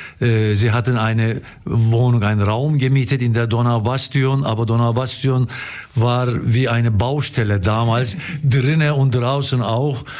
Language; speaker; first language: German; non-native, fluent; Turkish